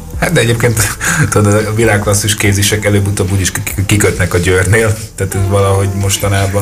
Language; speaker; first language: Hungarian; native; Hungarian